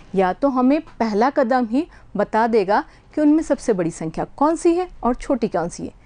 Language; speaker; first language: Hindi; native; Hindi